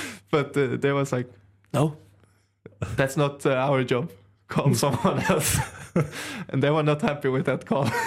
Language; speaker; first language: English; non-native, fluent; Swedish